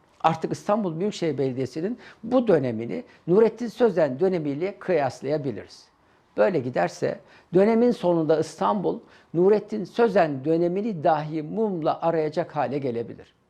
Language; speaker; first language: Turkish; native; Turkish